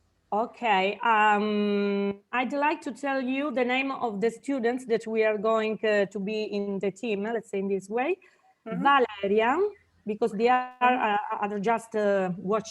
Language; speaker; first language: English; non-native, fluent; Italian